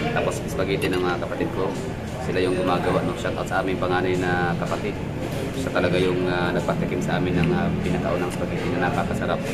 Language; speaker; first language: Filipino; non-native, local second language; Cebuano